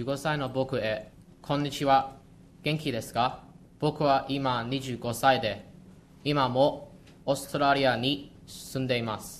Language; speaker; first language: Japanese; non-native, learner; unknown